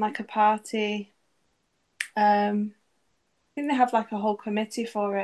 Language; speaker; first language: English; native; English